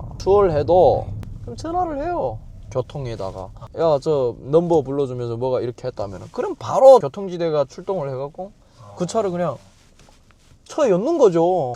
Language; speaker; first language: Korean; native; Korean